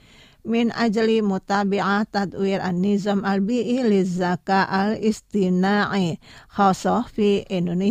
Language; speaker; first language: Arabic; non-native, fluent; Indonesian